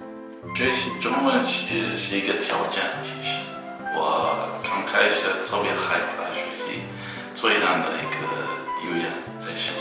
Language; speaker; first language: Chinese; non-native, fluent; Arabic